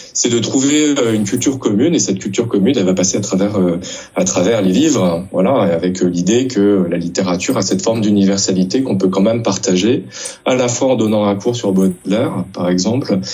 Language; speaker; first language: French; native; French